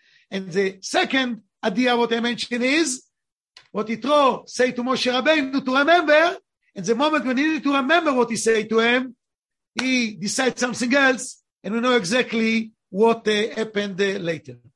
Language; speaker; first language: English; non-native, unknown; Hebrew